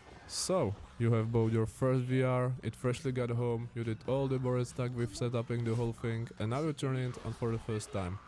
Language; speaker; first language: English; non-native, fluent; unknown